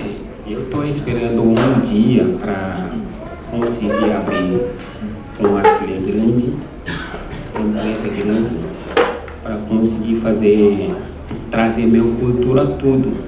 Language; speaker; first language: Portuguese; non-native, learner; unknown